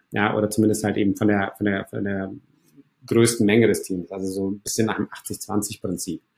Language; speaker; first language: German; early bilingual, other home language; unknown